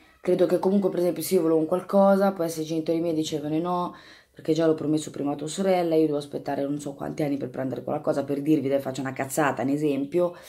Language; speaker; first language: Italian; native; Italian